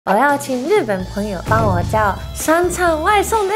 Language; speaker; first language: Chinese; non-native, fluent; Japanese